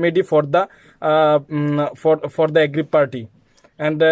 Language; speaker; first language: English; non-native, learner; Bangla